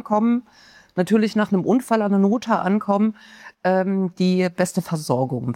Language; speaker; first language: German; native; German